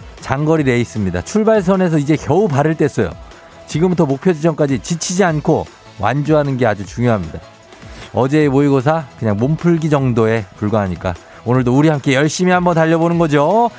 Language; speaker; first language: Korean; native; Korean